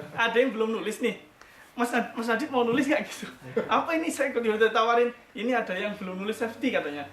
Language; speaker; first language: Indonesian; native; Indonesian